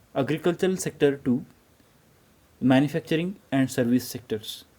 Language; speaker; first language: English; non-native, local second language; Kannada